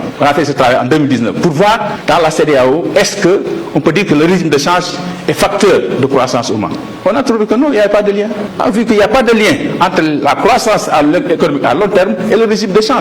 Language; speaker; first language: French; non-native, local second language; Wolof